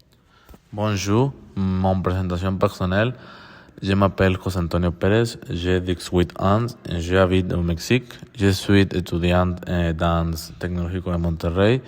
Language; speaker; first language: French; non-native, learner; Spanish